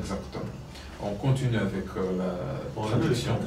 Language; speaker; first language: French; non-native, fluent; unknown